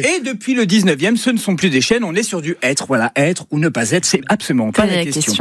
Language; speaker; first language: French; native; French